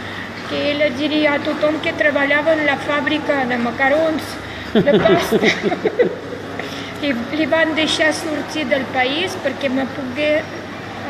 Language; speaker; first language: Catalan; non-native, fluent; Russian